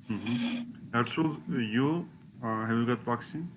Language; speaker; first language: English; non-native, learner; Turkish